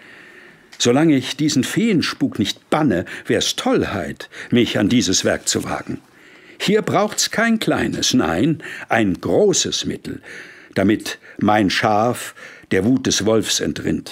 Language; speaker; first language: German; native; German